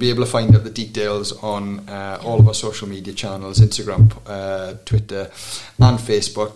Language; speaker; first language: English; native; English